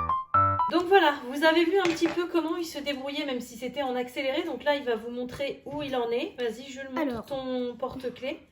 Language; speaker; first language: French; native; French